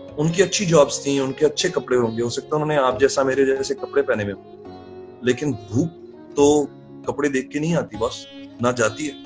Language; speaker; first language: Urdu; native; Urdu